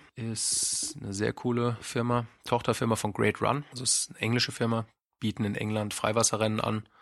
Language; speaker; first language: German; native; German